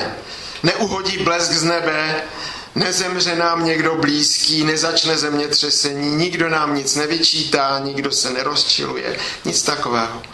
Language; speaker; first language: Czech; native; Czech